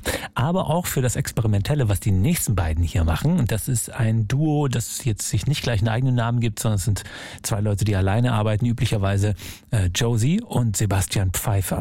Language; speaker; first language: German; native; German